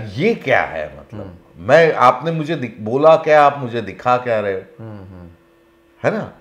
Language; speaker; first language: Hindi; native; Hindi